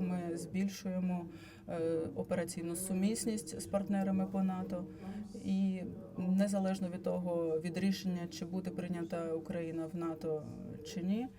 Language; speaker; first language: Ukrainian; non-native, fluent; Latvian